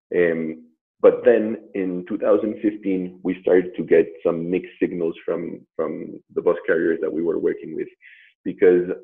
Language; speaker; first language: English; non-native, fluent; Spanish